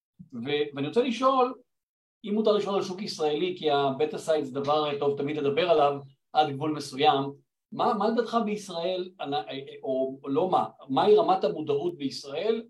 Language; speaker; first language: Hebrew; native; Hebrew